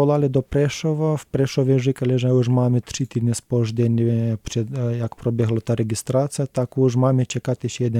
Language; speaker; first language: Czech; non-native, learner; Romanian